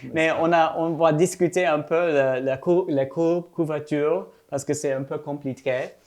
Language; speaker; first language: French; non-native, learner; English